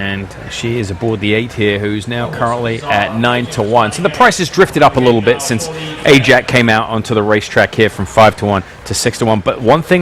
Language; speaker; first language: English; native; English